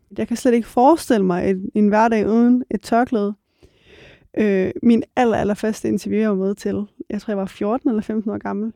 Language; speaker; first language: Danish; early bilingual, other home language; Persian